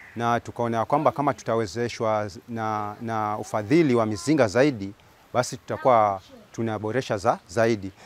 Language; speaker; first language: Swahili; native; Swahili